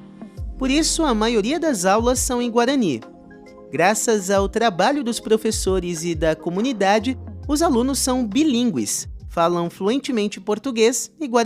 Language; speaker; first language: Portuguese; native; Portuguese